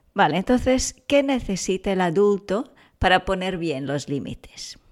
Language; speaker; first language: Spanish; non-native, fluent; Portuguese